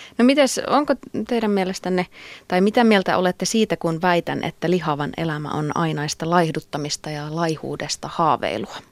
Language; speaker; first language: Finnish; native; Finnish